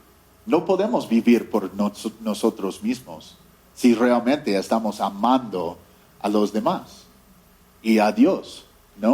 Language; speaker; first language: Spanish; non-native, fluent; English